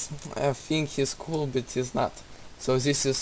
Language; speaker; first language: English; non-native, learner; Russian